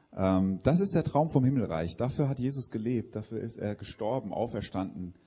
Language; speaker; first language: German; native; German